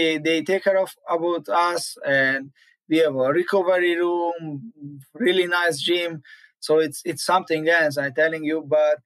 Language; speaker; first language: English; non-native, learner; Hungarian